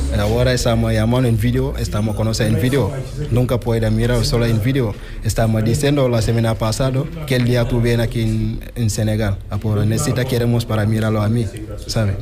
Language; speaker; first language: Spanish; non-native, learner; Wolof